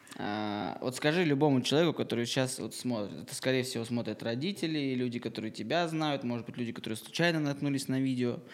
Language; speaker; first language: Russian; native; Russian